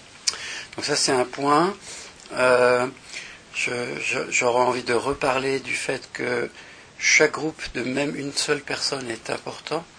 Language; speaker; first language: French; native; French